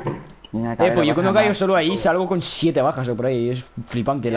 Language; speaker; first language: Spanish; native; Spanish